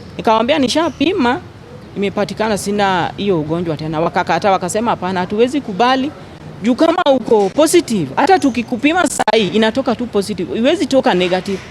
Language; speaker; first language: Swahili; non-native, local second language; Luo (Kenya and Tanzania)